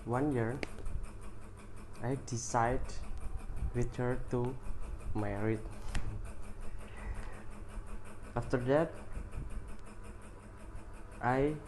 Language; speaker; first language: English; non-native, learner; Indonesian